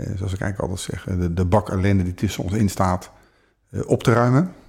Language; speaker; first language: Dutch; native; Dutch